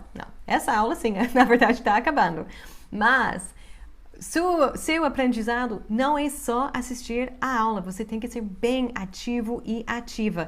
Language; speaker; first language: Portuguese; non-native, fluent; English